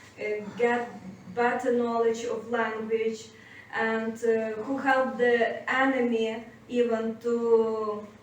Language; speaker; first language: English; non-native, learner; Ukrainian